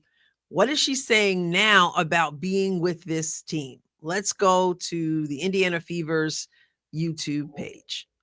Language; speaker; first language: English; native; English